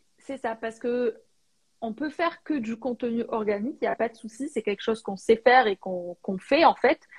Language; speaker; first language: French; non-native, local second language; Arabic